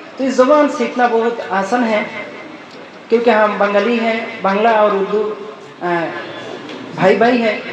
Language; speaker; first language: Urdu; non-native, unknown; Bangla